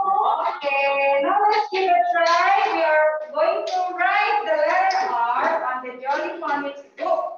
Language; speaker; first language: English; non-native, fluent; Indonesian